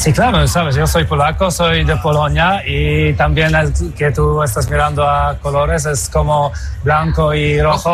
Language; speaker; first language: Spanish; non-native, fluent; Polish